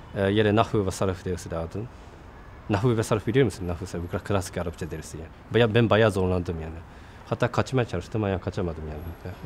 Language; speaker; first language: Turkish; non-native, fluent; Japanese